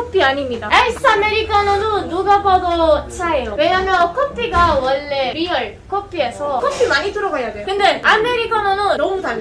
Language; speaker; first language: Korean; non-native, learner; Italian